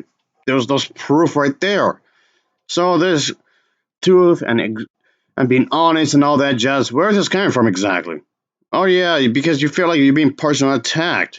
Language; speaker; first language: English; native; English